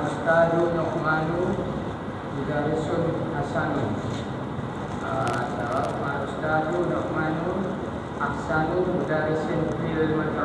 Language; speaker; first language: Arabic; non-native, learner; Indonesian